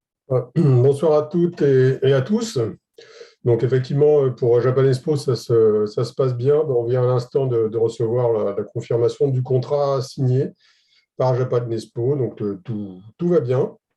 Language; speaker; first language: French; native; French